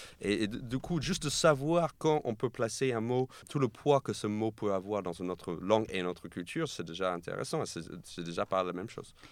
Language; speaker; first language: French; non-native, fluent; English